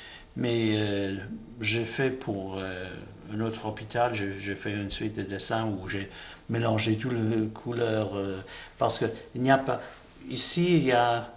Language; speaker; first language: French; non-native, fluent; English